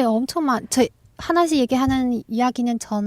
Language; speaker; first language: Korean; non-native, fluent; Chinese